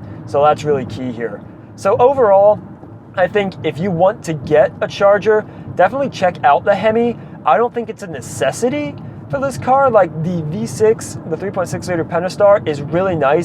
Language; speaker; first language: English; native; English